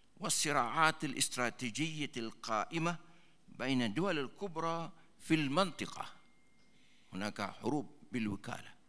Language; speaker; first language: Arabic; non-native, fluent; Malay